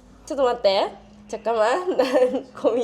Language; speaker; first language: Korean; non-native, learner; Japanese